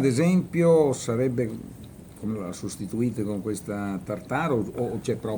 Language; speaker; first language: Italian; native; Italian